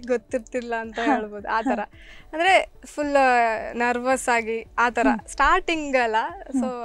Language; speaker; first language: Kannada; native; Kannada